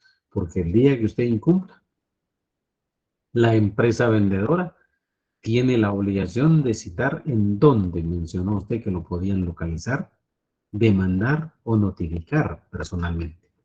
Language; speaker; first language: Spanish; native; Spanish